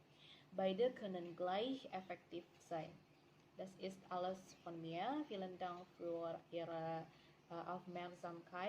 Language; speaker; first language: German; non-native, learner; Indonesian